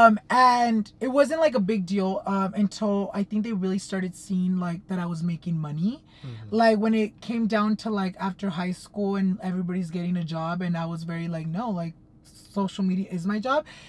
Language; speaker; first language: English; early bilingual, other home language; Spanish